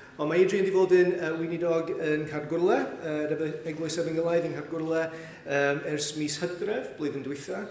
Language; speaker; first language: Welsh; native; Welsh